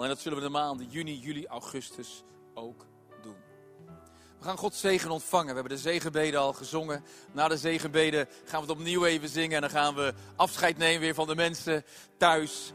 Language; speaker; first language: Dutch; native; Dutch